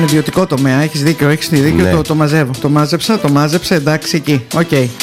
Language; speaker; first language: Greek; native; Greek